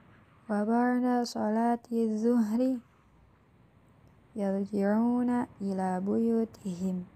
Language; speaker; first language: Arabic; non-native, fluent; Indonesian